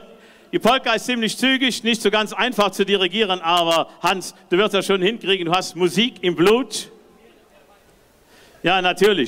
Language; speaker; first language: German; native; German